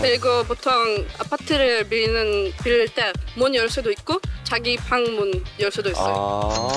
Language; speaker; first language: Korean; non-native, fluent; Polish